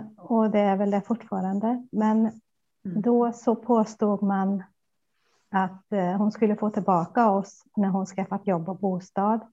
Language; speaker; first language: Swedish; early bilingual, other home language; Spanish